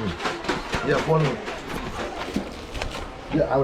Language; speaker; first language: English; non-native, learner; Burmese